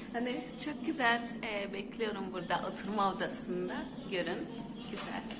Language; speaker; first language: Turkish; non-native, fluent; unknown